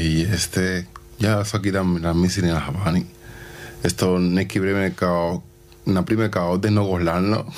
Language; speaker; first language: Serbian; non-native, learner; Spanish